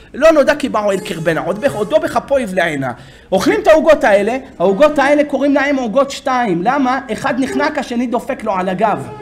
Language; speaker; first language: Hebrew; native; Hebrew